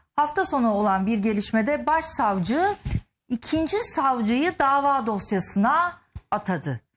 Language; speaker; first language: Turkish; native; Turkish